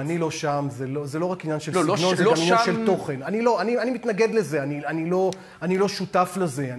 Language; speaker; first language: Hebrew; native; Hebrew